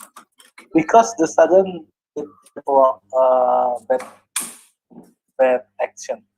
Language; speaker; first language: English; non-native, learner; Indonesian